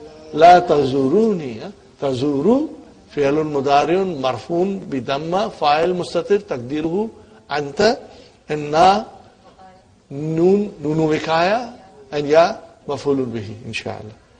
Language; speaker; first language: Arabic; non-native, fluent; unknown